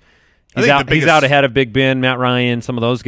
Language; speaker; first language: English; native; English